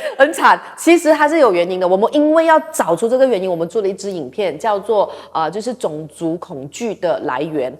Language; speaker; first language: Chinese; native; Chinese